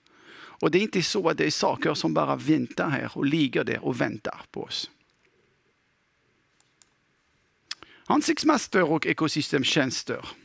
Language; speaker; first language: Swedish; non-native, fluent; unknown